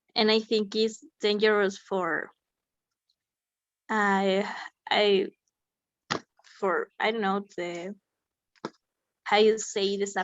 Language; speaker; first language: English; non-native, learner; Spanish